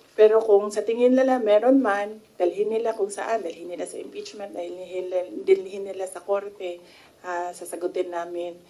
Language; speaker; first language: Filipino; non-native, local second language; Cebuano